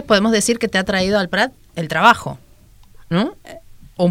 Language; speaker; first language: Spanish; native; Spanish